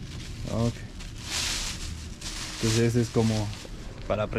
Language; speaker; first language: Spanish; non-native, learner; Danish